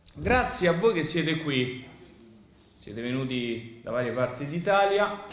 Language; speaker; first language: Italian; native; Italian